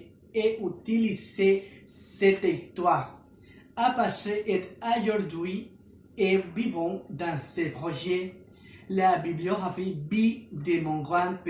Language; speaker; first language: French; non-native, learner; Spanish